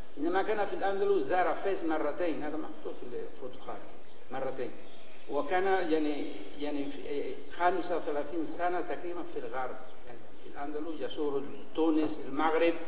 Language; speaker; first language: Arabic; non-native, fluent; Spanish